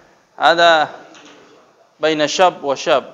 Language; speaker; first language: Arabic; non-native, fluent; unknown